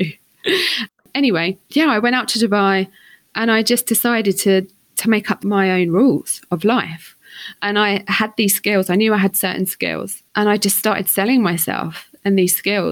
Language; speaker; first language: English; native; English